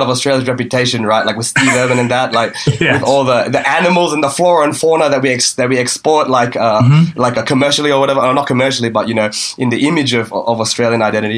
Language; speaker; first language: English; native; English